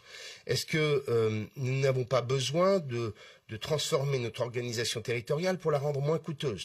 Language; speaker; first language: French; native; French